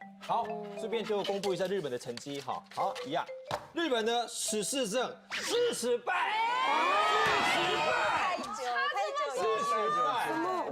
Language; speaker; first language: Chinese; non-native, fluent; Korean